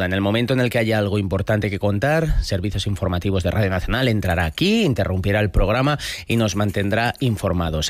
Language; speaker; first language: Spanish; native; Spanish